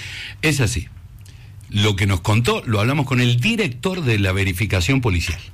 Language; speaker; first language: Spanish; native; Spanish